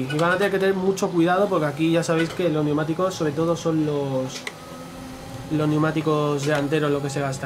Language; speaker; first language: Spanish; native; Spanish